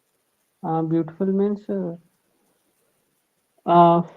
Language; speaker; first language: English; non-native, learner; Telugu